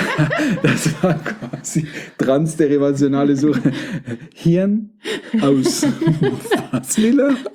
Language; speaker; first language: German; native; German